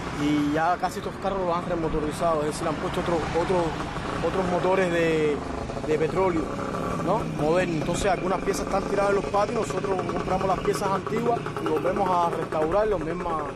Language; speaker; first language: Spanish; native; Spanish